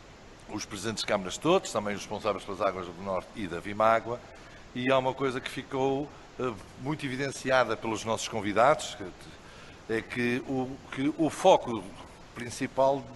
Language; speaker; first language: Portuguese; native; Portuguese